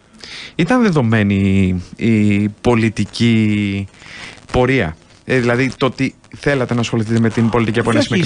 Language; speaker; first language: Greek; native; Greek